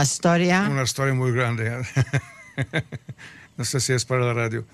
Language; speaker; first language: Spanish; early bilingual, heritage; Spanish